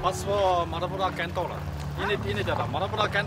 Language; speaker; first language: Indonesian; non-native, local second language; Chinese